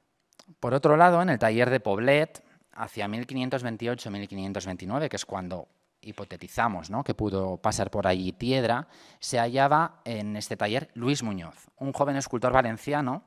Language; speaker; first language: Spanish; native; Spanish